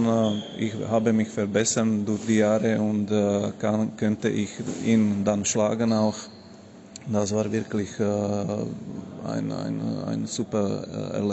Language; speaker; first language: German; non-native, fluent; Slovak